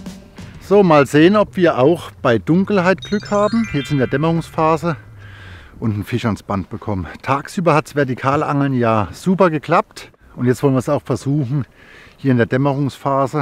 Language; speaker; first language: German; native; German